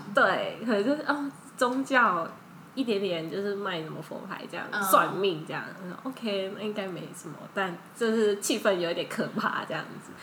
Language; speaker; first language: Chinese; early bilingual, heritage; Chinese